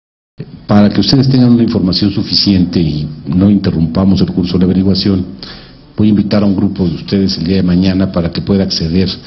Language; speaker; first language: Spanish; native; Spanish